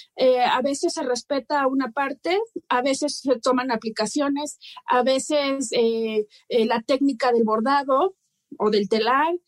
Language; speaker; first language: Spanish; native; Spanish